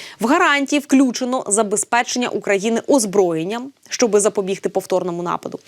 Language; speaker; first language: Ukrainian; native; Ukrainian